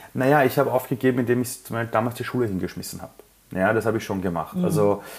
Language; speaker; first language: German; early bilingual, other home language; Persian